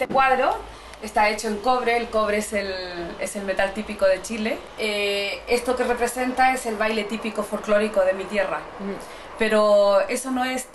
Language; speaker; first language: Spanish; native; Spanish